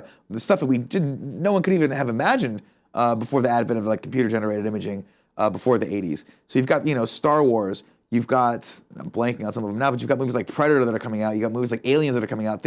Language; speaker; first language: English; native; English